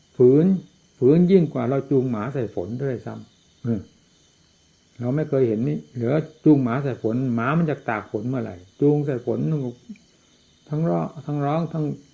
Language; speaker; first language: Thai; non-native, local second language; Northeastern Thai